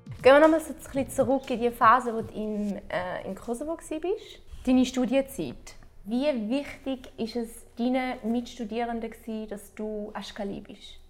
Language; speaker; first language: German; early bilingual, other home language; Albanian